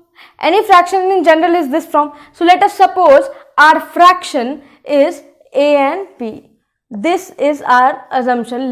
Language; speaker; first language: English; non-native, local second language; Hindi